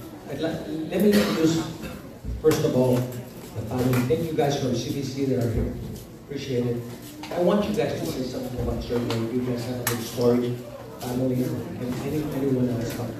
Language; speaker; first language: English; early bilingual, other home language; Spanish